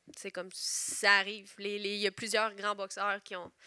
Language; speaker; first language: French; native; French